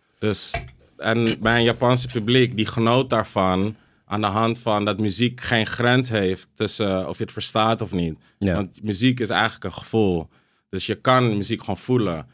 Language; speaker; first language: Dutch; early bilingual, other home language; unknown